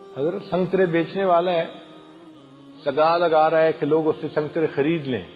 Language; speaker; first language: Urdu; non-native, local second language; Punjabi